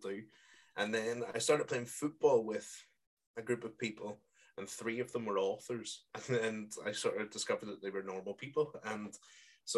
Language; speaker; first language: English; native; English